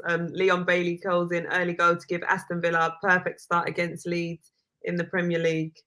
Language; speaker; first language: English; native; English